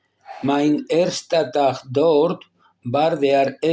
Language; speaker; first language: German; non-native, learner; Spanish